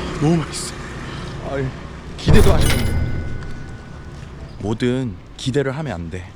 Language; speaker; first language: Korean; native; Korean